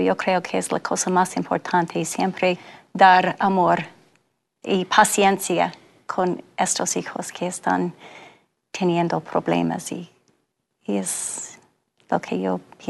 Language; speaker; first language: Spanish; non-native, fluent; English